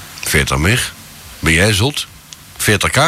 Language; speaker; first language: Dutch; native; Dutch